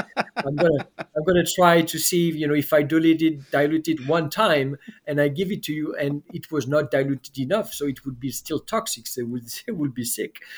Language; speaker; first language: English; non-native, fluent; French